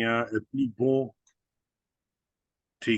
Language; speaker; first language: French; non-native, fluent; Urdu